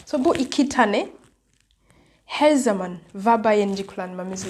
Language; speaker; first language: Turkish; non-native, fluent; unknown